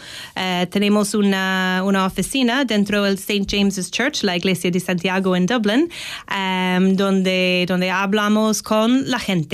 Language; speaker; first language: Spanish; non-native, fluent; English